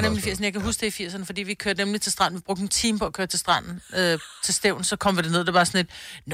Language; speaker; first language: Danish; native; Danish